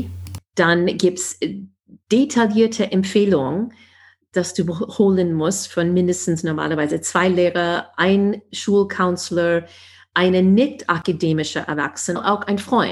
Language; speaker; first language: German; non-native, fluent; English